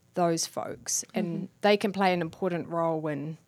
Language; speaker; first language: English; native; English